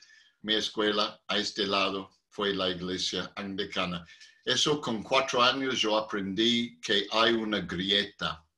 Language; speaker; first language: Spanish; non-native, fluent; English